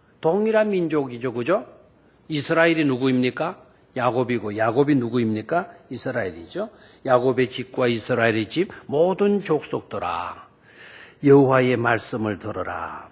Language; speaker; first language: Korean; native; Korean